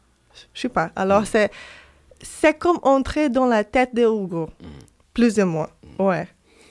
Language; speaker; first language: French; non-native, fluent; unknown